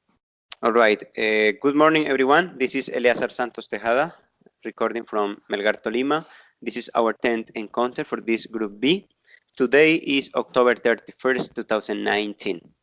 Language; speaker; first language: English; non-native, fluent; Spanish